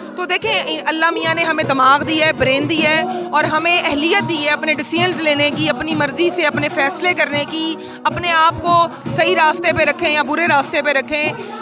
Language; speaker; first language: Urdu; early bilingual, heritage; Urdu